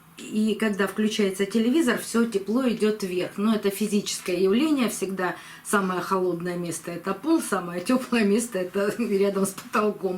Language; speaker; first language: Russian; native; Russian